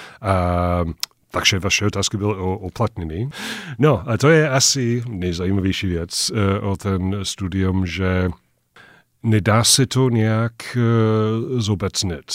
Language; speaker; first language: Czech; non-native, fluent; English